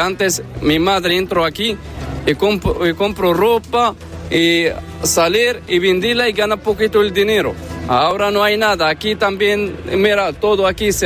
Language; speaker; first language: Spanish; non-native, learner; Arabic